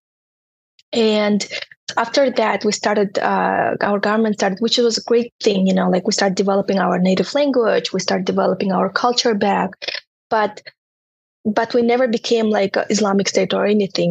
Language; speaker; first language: English; non-native, fluent; Turkmen